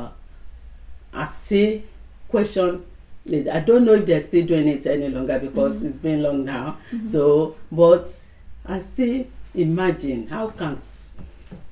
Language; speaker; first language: English; non-native, local second language; Yoruba